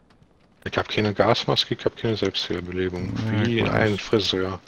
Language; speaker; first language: German; native; German